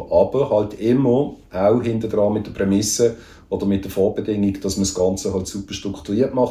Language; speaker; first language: German; native; German